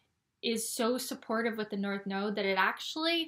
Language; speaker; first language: English; native; English